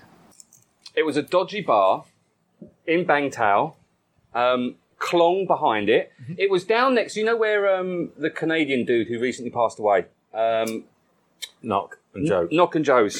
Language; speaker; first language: English; native; English